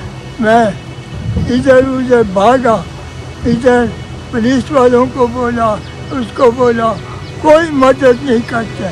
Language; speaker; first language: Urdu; non-native, local second language; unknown